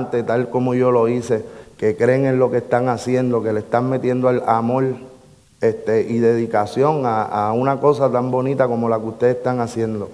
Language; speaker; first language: Spanish; native; Spanish